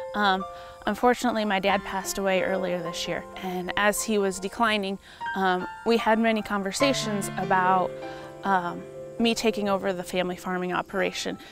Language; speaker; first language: English; native; English